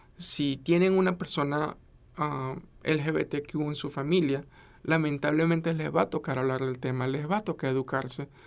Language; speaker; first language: Spanish; native; Spanish